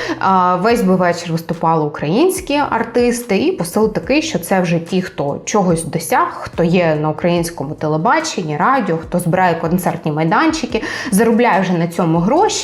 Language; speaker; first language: Ukrainian; native; Ukrainian